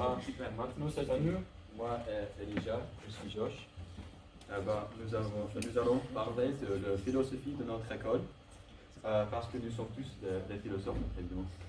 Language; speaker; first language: French; non-native, learner; English